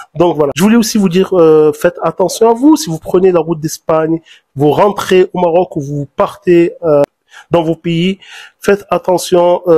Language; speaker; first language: French; non-native, local second language; Arabic